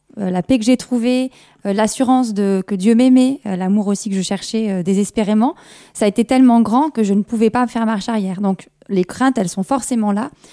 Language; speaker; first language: French; early bilingual, other home language; Kabyle